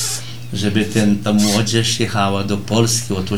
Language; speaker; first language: Polish; early bilingual, heritage; Portuguese